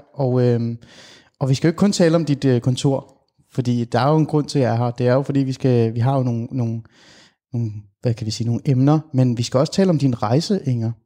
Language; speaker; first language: Danish; early bilingual, other home language; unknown